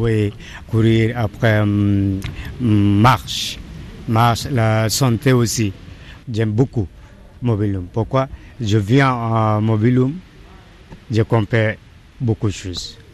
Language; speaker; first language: French; non-native, learner; Bangla